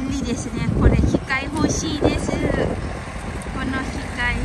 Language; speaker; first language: Japanese; non-native, learner; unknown